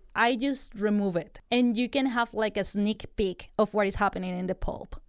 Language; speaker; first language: English; non-native, fluent; Spanish